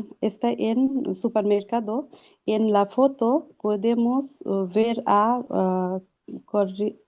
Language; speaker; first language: Spanish; non-native, learner; Urdu